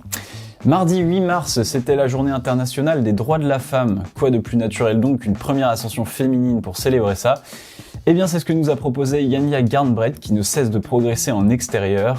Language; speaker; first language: French; native; French